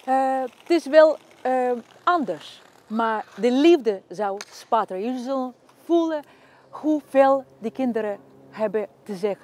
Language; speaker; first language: Dutch; non-native, fluent; Russian